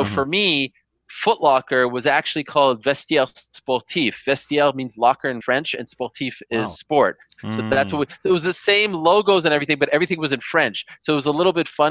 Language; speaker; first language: English; native; English